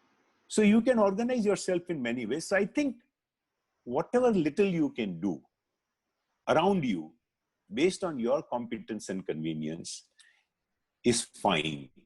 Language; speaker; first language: English; non-native, local second language; Hindi